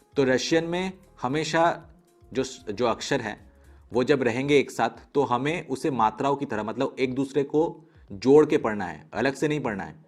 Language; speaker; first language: Hindi; native; Hindi